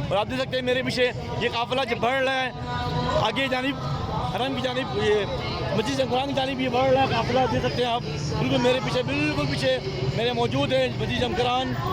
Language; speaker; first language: Urdu; non-native, local second language; Balti